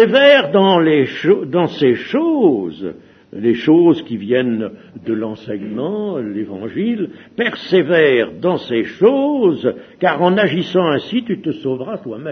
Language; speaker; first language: French; native; French